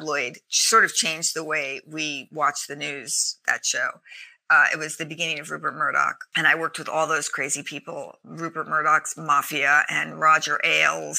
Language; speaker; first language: English; native; English